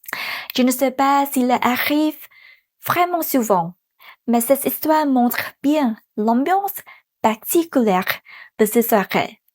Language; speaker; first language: French; non-native, fluent; Vietnamese